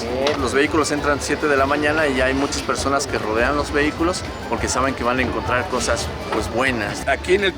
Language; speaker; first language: Spanish; native; Spanish